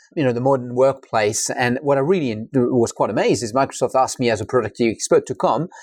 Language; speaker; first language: English; non-native, fluent; French